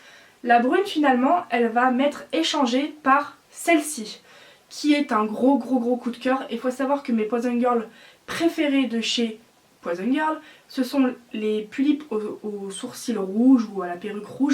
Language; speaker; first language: French; native; French